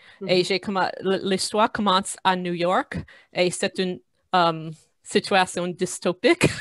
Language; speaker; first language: French; non-native, fluent; English